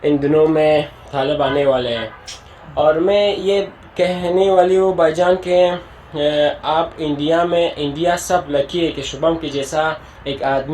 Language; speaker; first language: Hindi; non-native, learner; Persian